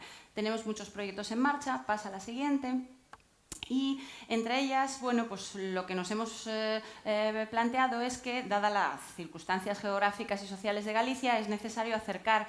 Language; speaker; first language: Spanish; native; Spanish